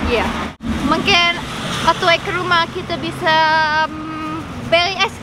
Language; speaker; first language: Indonesian; non-native, learner; English